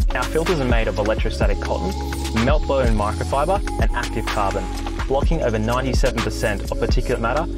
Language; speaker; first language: English; native; English